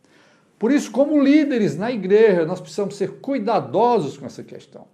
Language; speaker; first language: Portuguese; native; Portuguese